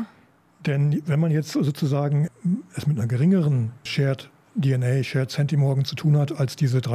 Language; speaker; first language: German; native; German